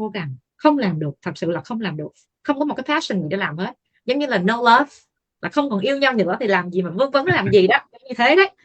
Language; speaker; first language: Vietnamese; native; Vietnamese